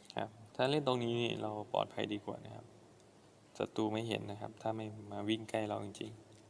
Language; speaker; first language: Thai; non-native, local second language; Northeastern Thai